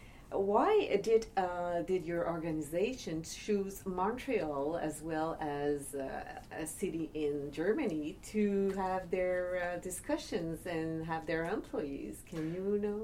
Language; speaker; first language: English; non-native, fluent; French